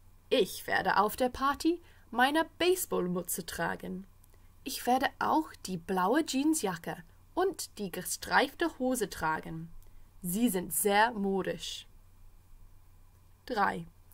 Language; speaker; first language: German; non-native, fluent; English